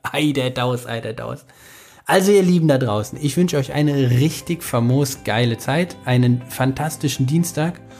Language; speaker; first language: German; native; German